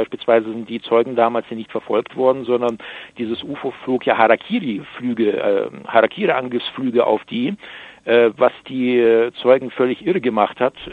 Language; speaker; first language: German; native; German